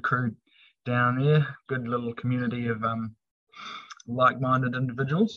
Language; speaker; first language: English; native; English